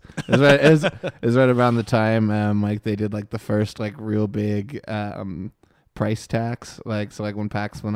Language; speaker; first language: English; native; English